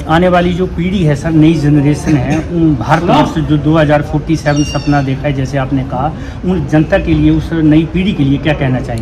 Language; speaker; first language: Hindi; native; Hindi